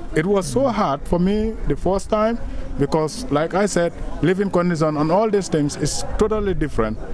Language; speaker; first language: English; non-native, local second language; Wolof